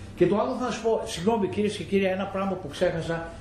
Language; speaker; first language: Greek; early bilingual, heritage; Greek